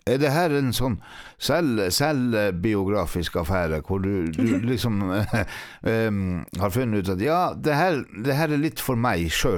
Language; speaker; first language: Norwegian; native; Norwegian